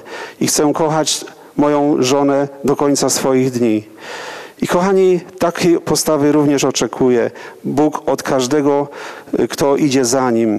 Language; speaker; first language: Polish; native; Polish